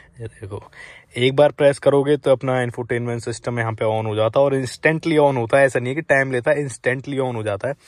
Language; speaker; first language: Hindi; native; Hindi